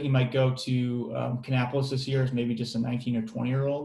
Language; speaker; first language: English; native; English